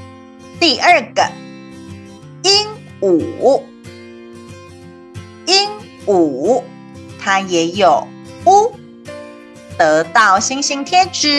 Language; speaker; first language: Chinese; native; Chinese